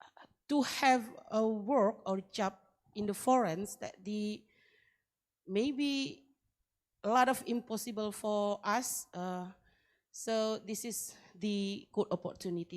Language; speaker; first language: English; non-native, learner; Indonesian